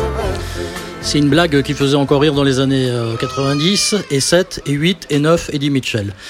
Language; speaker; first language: French; native; French